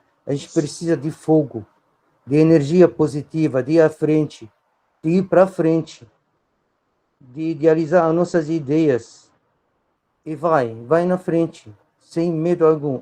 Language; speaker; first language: Portuguese; non-native, fluent; Arabic